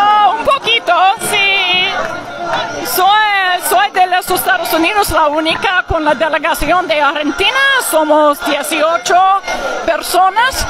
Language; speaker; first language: Spanish; non-native, learner; English